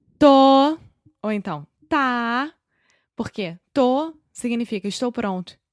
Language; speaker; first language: Portuguese; native; Portuguese